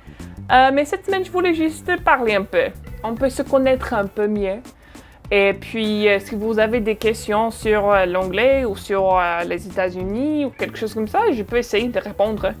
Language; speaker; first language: French; non-native, fluent; English